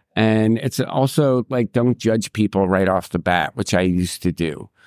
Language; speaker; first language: English; native; English